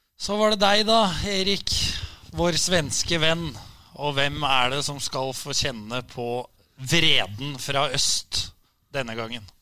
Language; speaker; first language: Norwegian; native; Norwegian